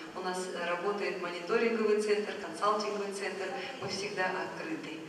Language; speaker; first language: Russian; non-native, local second language; Kazakh